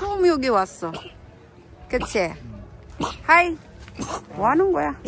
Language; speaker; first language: Korean; non-native, fluent; Cebuano